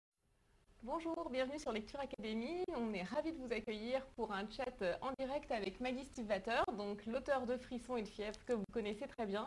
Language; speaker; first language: French; native; French